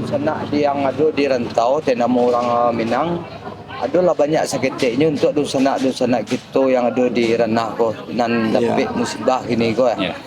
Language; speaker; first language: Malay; non-native, local second language; Minangkabau